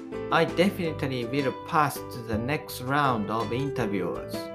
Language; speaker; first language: English; non-native, fluent; Japanese